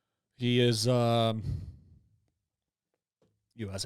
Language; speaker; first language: English; native; English